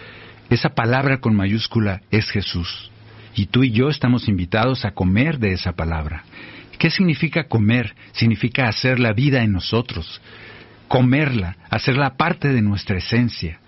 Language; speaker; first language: Spanish; native; Spanish